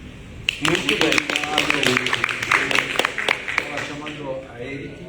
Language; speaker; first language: Portuguese; non-native, fluent; Spanish